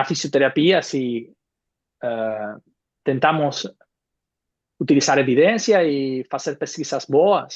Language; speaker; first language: Portuguese; non-native, fluent; Spanish